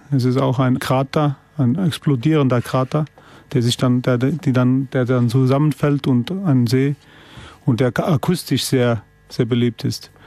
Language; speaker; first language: German; non-native, fluent; Icelandic